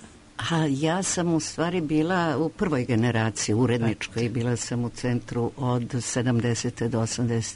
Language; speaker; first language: Croatian; native; Croatian